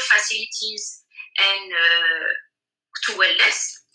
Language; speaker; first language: English; non-native, learner; French